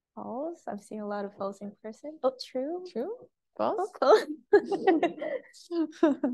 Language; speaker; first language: English; early bilingual, other home language; Japanese